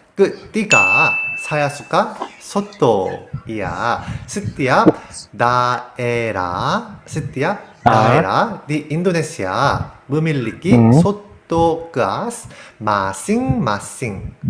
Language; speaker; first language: Indonesian; non-native, learner; Korean